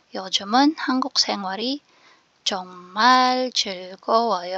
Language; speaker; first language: Korean; non-native, fluent; Filipino